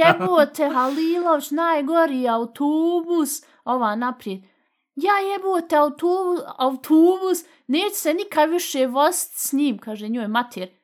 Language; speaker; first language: Bosnian; early bilingual, heritage; Bosnian